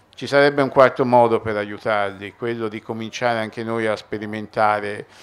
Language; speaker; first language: Italian; native; Italian